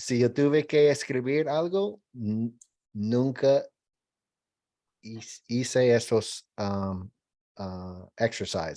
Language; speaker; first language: Spanish; non-native, learner; English